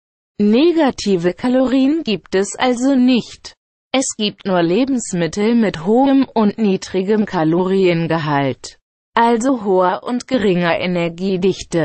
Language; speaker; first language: German; native; German